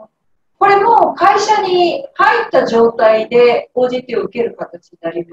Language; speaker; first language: Japanese; native; Japanese